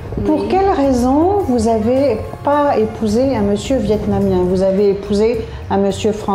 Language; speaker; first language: French; native; French